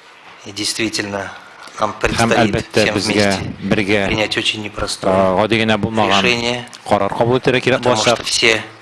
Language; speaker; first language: Russian; native; Russian